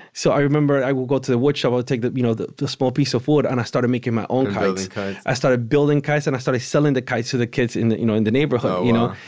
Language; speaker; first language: English; early bilingual, other home language; Spanish